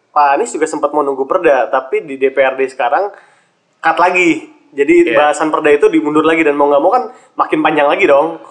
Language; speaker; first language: Indonesian; native; Indonesian